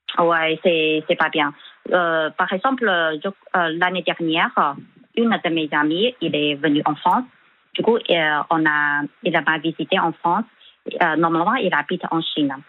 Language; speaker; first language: French; non-native, fluent; Chinese